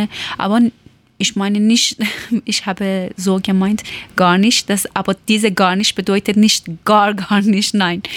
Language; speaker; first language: German; non-native, learner; Persian